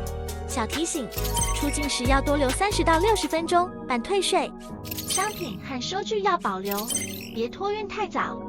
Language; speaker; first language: Chinese; native; Chinese